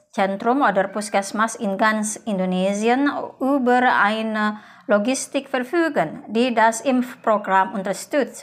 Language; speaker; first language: German; non-native, fluent; Indonesian